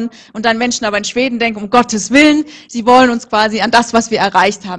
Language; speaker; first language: German; native; German